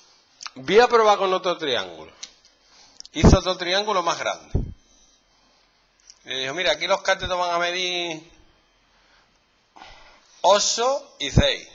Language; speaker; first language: Spanish; native; Spanish